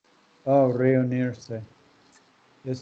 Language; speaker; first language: Spanish; non-native, learner; English